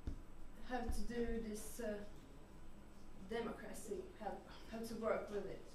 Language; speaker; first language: English; non-native, learner; French